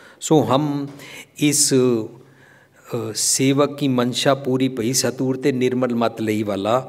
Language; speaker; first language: Hindi; non-native, local second language; Punjabi